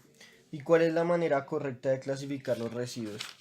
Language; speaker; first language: Spanish; native; Spanish